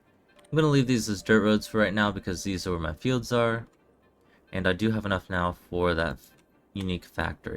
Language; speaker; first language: English; native; English